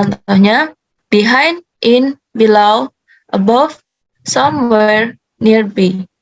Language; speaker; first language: English; non-native, learner; Indonesian